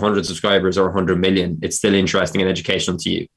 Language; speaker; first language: English; native; English